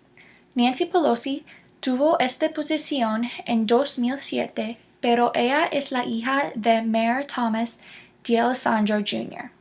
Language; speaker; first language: Spanish; non-native, learner; English